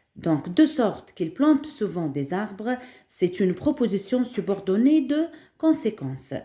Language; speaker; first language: French; non-native, local second language; Arabic